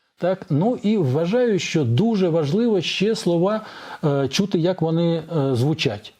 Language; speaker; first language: Ukrainian; non-native, local second language; Russian